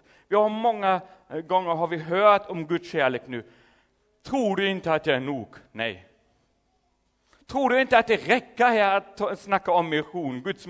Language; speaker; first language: Swedish; non-native, fluent; German